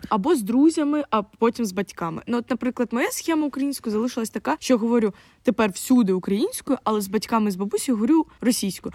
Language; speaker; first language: Ukrainian; non-native, local second language; Russian